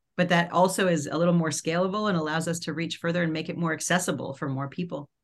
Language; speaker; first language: English; native; English